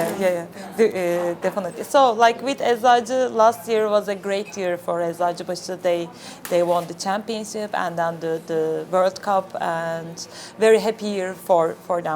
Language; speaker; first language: English; non-native, fluent; Turkish